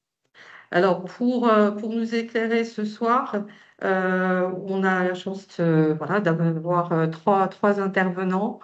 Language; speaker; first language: French; native; French